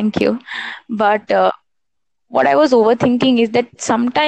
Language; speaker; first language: English; non-native, local second language; Hindi